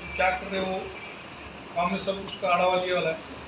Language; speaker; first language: Hindi; non-native, local second language; Marathi